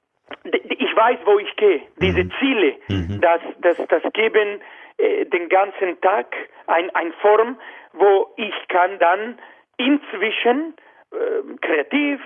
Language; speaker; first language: German; non-native, learner; Spanish